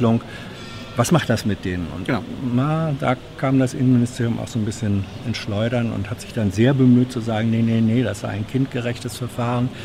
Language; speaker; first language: German; native; German